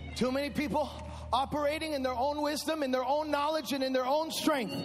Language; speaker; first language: English; early bilingual, other home language; Spanish